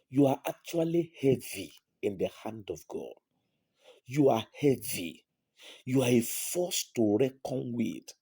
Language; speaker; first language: English; non-native, local second language; Yoruba